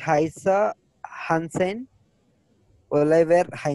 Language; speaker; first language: German; non-native, learner; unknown